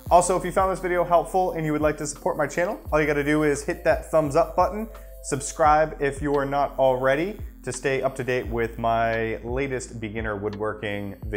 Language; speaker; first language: English; native; English